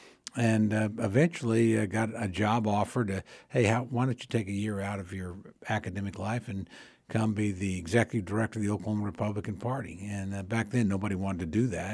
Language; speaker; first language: English; native; English